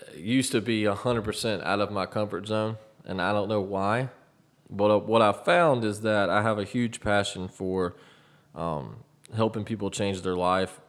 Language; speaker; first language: English; native; English